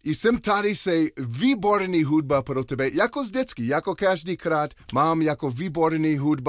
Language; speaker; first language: Czech; non-native, learner; English